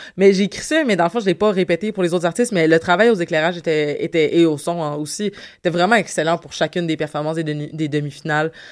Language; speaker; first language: French; native; French